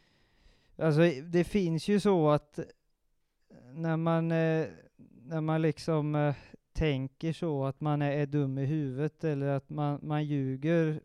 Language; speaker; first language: Swedish; native; Swedish